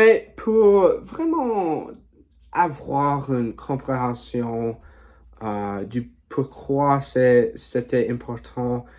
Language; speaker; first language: French; non-native, learner; English